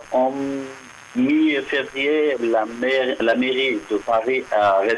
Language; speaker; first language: French; non-native, fluent; Persian